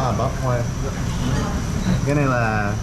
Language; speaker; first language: Vietnamese; non-native, learner; English